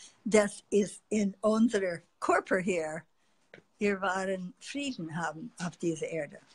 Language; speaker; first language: German; non-native, fluent; English